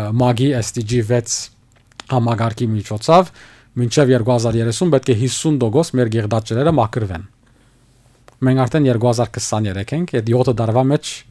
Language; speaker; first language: Armenian; early bilingual, heritage; Armenian